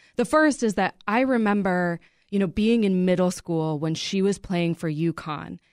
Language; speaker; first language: English; native; English